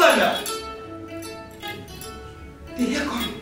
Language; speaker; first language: German; non-native, learner; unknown